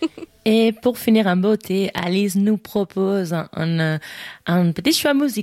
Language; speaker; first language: French; non-native, fluent; Spanish